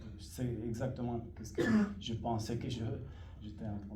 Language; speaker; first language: French; non-native, fluent; Romanian